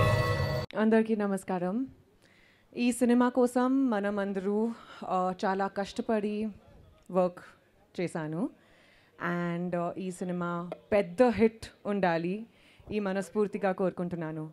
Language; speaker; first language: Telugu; non-native, learner; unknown